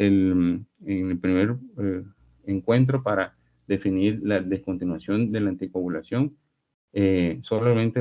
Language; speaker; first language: Spanish; native; Spanish